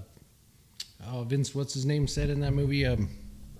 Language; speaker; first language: English; early bilingual, other home language; Swedish